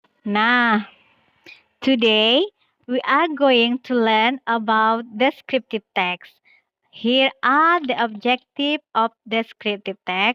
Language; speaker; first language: English; non-native, fluent; Indonesian